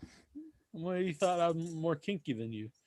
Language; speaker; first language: English; native; English